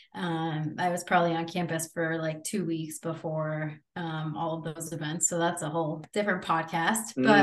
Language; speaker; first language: English; native; English